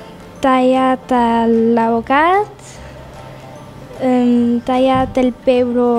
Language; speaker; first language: Catalan; non-native, local second language; Spanish